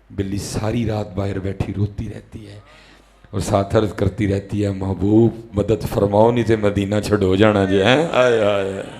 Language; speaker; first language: Urdu; non-native, local second language; Punjabi